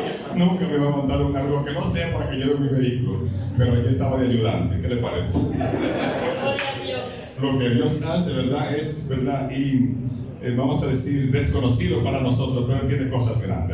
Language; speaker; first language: Spanish; native; Spanish